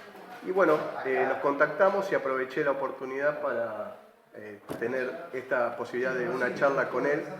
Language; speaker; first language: Spanish; native; Spanish